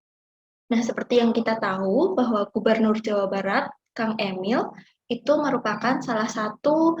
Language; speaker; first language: Indonesian; native; Indonesian